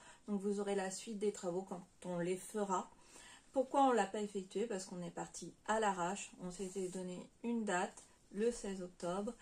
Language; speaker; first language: French; native; French